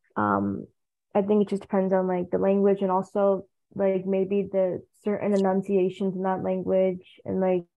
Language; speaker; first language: English; early bilingual, other home language; Tamil